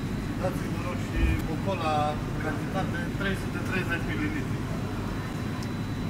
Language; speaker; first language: Romanian; native; Romanian